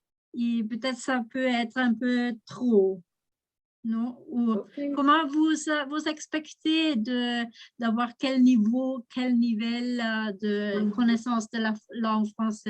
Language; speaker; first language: French; non-native, learner; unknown